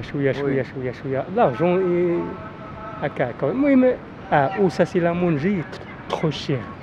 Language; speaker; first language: French; non-native, learner; Arabic